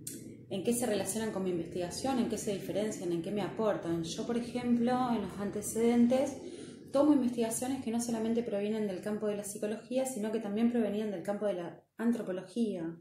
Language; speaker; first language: Spanish; native; Spanish